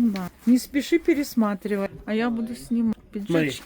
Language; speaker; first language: Russian; native; Russian